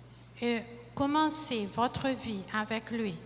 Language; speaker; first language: French; non-native, fluent; Portuguese